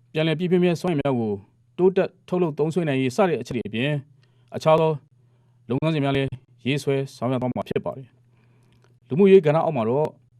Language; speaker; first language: Burmese; non-native, local second language; Mon